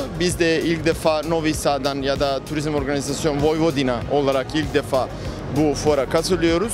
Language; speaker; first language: Turkish; non-native, fluent; Serbian